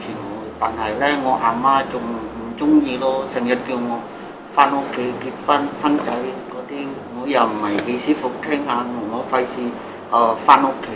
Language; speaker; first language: Cantonese; non-native, fluent; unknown